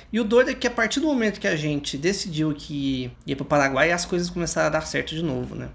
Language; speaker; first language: Portuguese; native; Portuguese